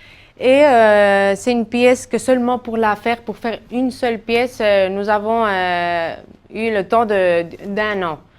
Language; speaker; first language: French; non-native, fluent; Spanish